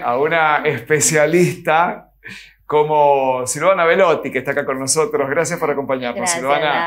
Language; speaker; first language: Spanish; native; Spanish